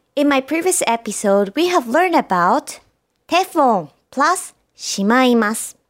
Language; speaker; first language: English; non-native, fluent; Japanese